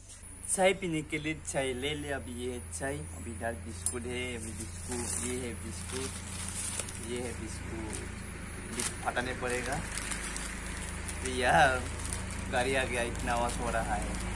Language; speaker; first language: Hindi; non-native, local second language; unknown